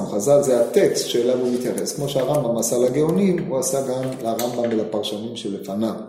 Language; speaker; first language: Hebrew; non-native, fluent; English